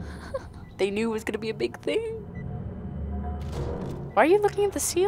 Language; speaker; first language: English; native; English